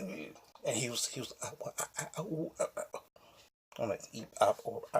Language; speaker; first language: English; native; English